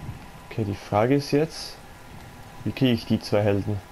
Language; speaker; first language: German; native; German